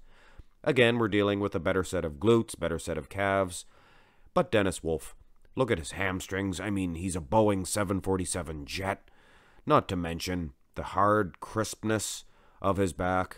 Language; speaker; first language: English; native; English